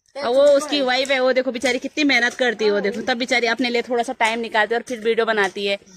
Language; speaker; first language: Hindi; non-native, local second language; Garhwali